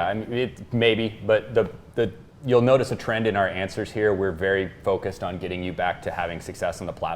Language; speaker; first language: English; native; English